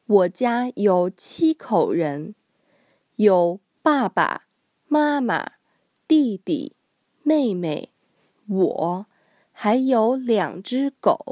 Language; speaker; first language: Chinese; non-native, learner; English